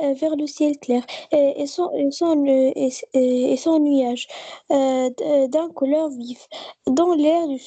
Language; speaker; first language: French; non-native, learner; Arabic